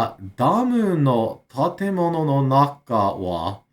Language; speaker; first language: Japanese; non-native, learner; English